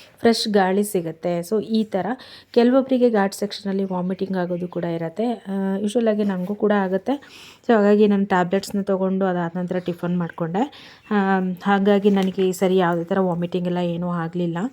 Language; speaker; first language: Kannada; native; Kannada